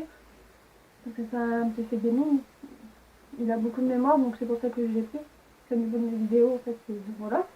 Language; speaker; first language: French; native; French